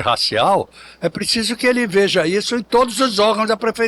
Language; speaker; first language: Portuguese; native; Portuguese